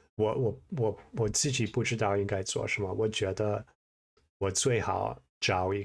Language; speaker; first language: Chinese; non-native, fluent; English